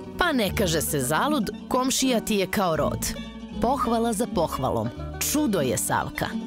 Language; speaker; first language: Bosnian; native; Bosnian